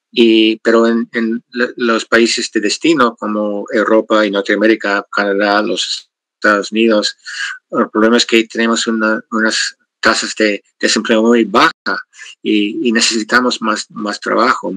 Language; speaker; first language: Spanish; non-native, fluent; English